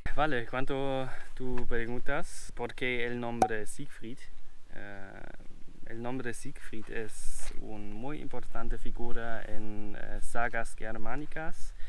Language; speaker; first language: Spanish; non-native, learner; German